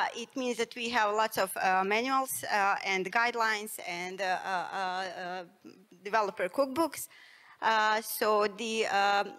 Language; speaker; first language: English; non-native, fluent; Bosnian